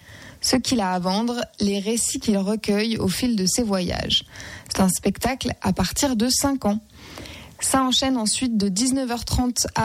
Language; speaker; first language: French; native; French